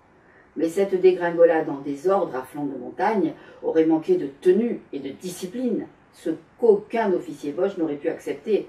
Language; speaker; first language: French; native; French